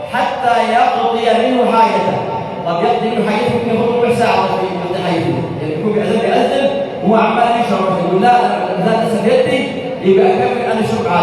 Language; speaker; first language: Arabic; native; Arabic